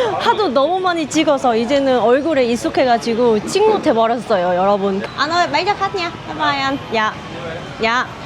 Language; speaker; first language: Korean; non-native, fluent; Vietnamese